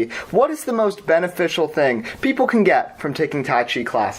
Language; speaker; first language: English; native; English